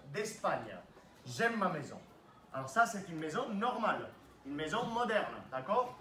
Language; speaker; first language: French; non-native, fluent; Spanish